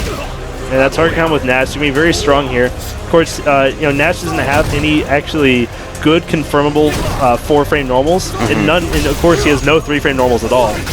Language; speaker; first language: English; native; English